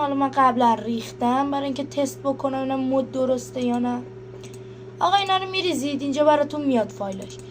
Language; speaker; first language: Persian; native; Persian